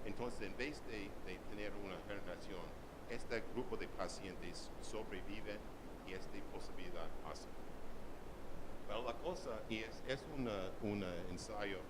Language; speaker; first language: Spanish; non-native, learner; English